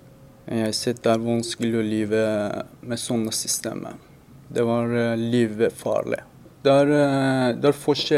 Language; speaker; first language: Norwegian; non-native, learner; Persian